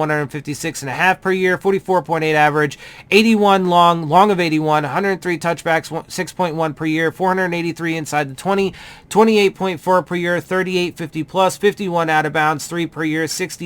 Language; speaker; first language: English; native; English